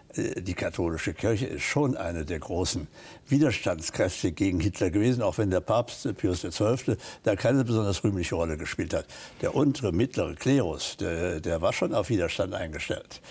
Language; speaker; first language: German; native; German